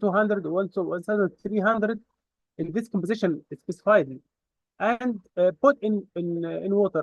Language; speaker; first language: English; non-native, fluent; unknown